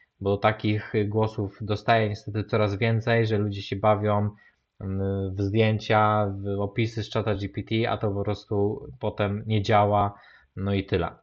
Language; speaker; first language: Polish; native; Polish